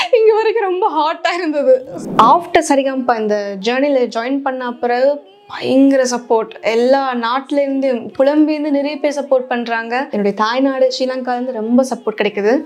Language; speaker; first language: Tamil; early bilingual, heritage; Tamil